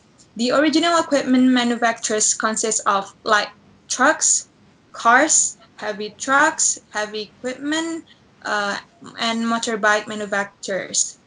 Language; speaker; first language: English; non-native, learner; Indonesian